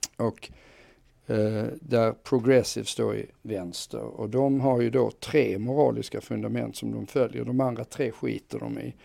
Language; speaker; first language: Swedish; native; Swedish